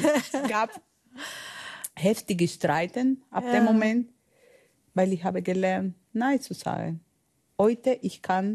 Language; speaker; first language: German; non-native, learner; Spanish